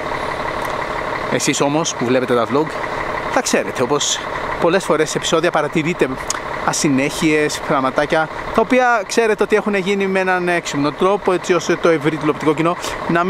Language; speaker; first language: Greek; native; Greek